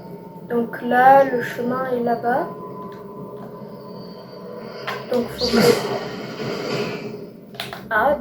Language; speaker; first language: French; native; French